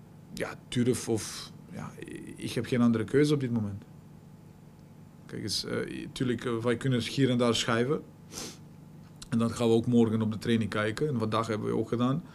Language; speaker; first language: Dutch; non-native, fluent; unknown